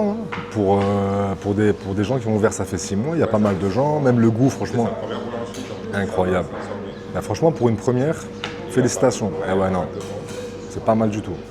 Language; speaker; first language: French; native; French